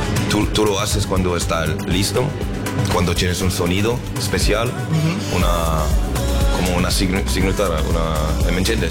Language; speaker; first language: Spanish; non-native, learner; French